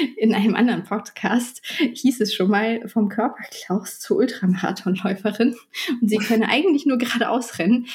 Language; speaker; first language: German; native; German